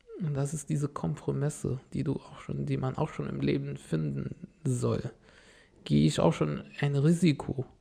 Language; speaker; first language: German; non-native, fluent; Arabic